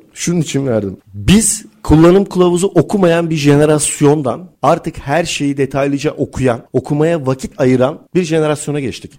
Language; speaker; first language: Turkish; native; Turkish